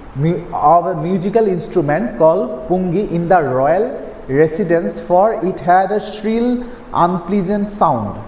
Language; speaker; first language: English; non-native, local second language; Assamese